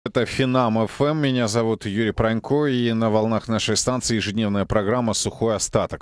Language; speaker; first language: Russian; native; Russian